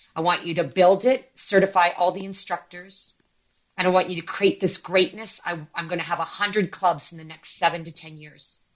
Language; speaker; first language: English; native; English